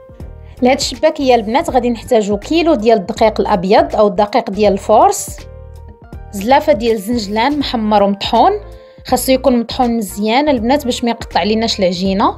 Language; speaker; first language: Arabic; native; Arabic